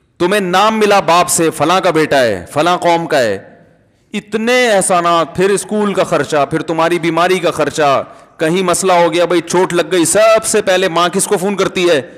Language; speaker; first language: Urdu; native; Urdu